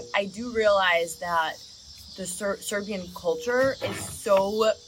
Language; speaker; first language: English; early bilingual, other home language; Serbian